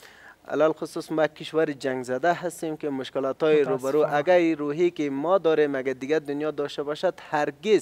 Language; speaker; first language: Persian; native; Persian